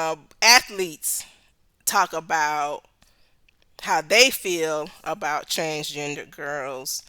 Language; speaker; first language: English; native; English